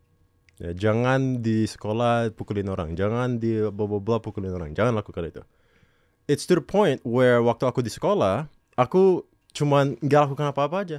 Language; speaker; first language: Indonesian; non-native, local second language; English